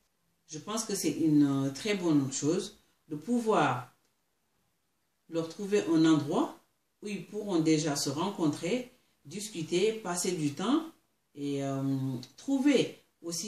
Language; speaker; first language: French; non-native, local second language; Mandingo